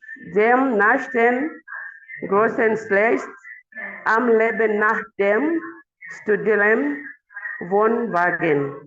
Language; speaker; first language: German; non-native, learner; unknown